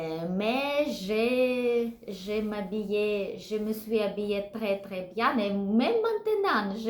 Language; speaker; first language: French; non-native, learner; Russian